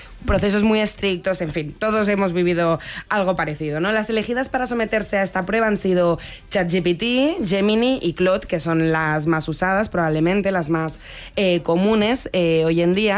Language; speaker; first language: Spanish; native; Spanish